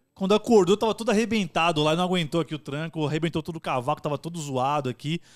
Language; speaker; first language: Portuguese; native; Portuguese